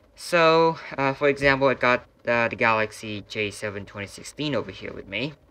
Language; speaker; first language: English; non-native, fluent; Vietnamese